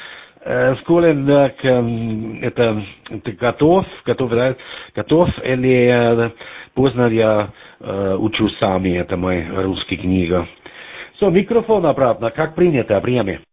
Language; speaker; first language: Russian; non-native, learner; German